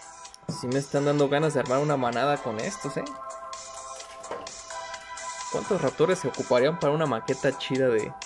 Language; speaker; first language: Spanish; native; Spanish